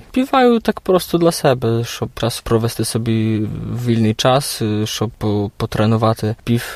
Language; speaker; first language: Ukrainian; early bilingual, heritage; Ukrainian